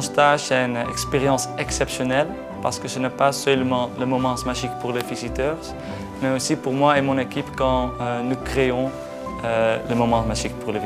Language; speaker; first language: French; non-native, fluent; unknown